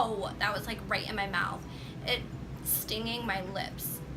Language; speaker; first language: English; native; English